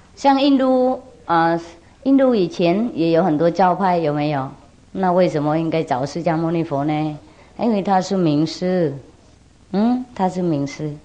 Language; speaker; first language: Chinese; non-native, fluent; Vietnamese